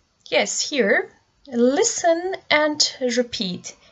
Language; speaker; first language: English; non-native, fluent; Turkish